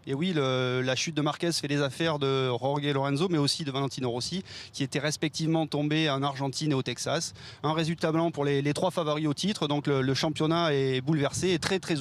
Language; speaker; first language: French; native; French